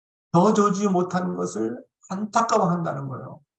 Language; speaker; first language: Korean; native; Korean